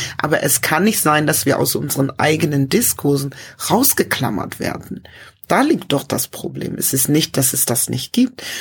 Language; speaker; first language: German; early bilingual, other home language; English